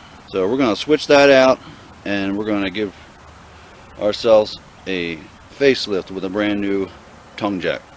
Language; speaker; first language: English; native; English